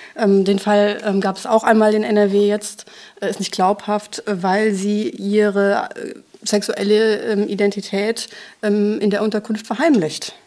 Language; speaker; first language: German; native; German